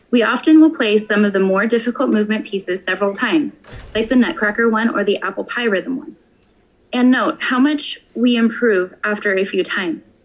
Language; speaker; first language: English; native; English